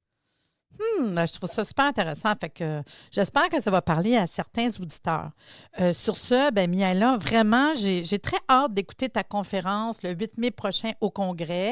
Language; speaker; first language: French; native; French